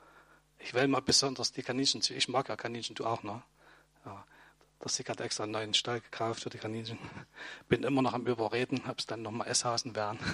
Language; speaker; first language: German; native; German